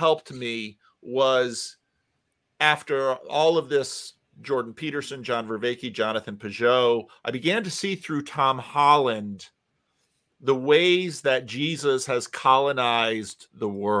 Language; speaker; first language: English; native; English